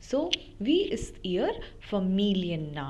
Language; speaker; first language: German; non-native, fluent; Hindi